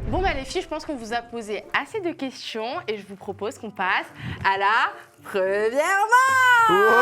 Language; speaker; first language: French; native; French